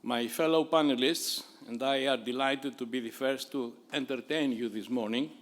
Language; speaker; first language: English; non-native, fluent; Greek